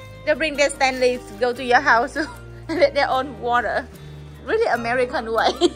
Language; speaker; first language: English; non-native, learner; Vietnamese